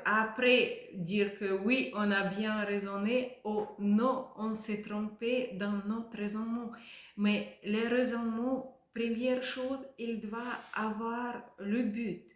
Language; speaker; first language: French; non-native, fluent; Russian